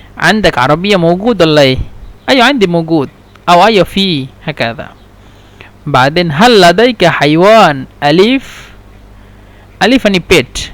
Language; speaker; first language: Egyptian Arabic; non-native, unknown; Bangla